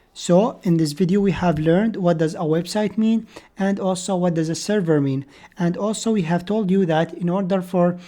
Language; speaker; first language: English; non-native, fluent; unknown